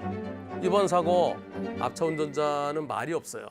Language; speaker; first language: Korean; native; Korean